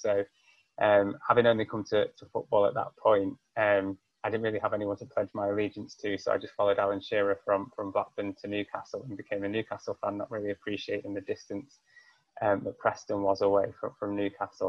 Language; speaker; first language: English; native; English